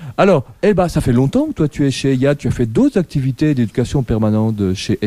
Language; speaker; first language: French; native; French